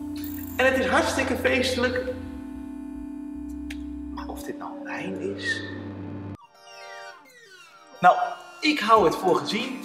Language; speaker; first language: Dutch; native; Dutch